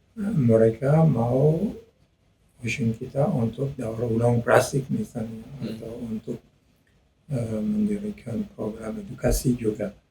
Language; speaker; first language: Indonesian; non-native, learner; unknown